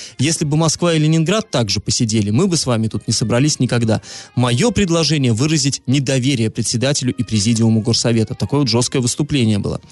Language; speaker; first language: Russian; native; Russian